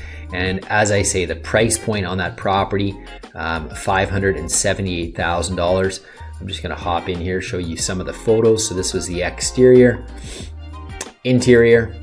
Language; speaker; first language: English; native; English